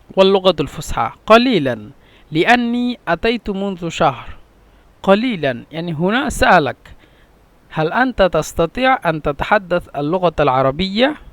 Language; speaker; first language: Egyptian Arabic; non-native, fluent; Bangla